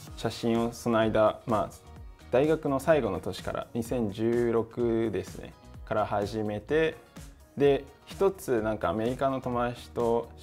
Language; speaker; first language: Japanese; early bilingual, heritage; English